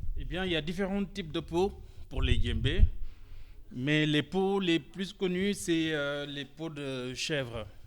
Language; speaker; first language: French; non-native, local second language; Wolof